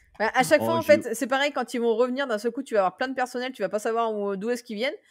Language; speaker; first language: French; native; French